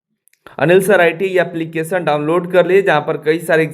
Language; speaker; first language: Hindi; native; Hindi